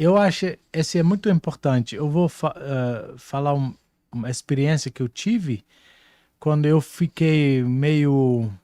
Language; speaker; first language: Portuguese; non-native, fluent; Dutch